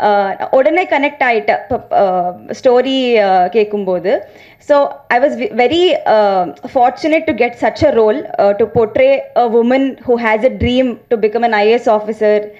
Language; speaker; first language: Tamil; non-native, learner; Telugu